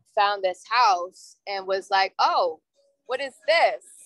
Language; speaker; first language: English; native; English